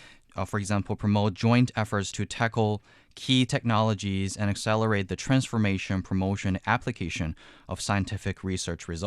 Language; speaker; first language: English; non-native, fluent; Chinese